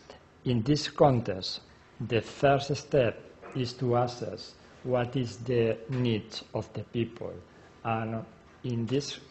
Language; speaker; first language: English; non-native, learner; Spanish